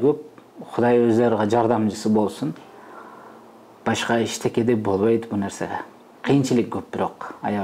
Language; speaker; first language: Kyrgyz; non-native, fluent; Uzbek